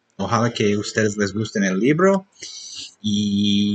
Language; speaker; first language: Spanish; non-native, learner; English